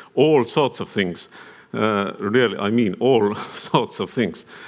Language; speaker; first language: English; non-native, fluent; Estonian